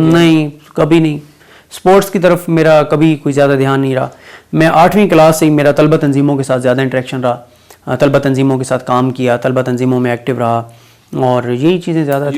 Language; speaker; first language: Urdu; non-native, local second language; Saraiki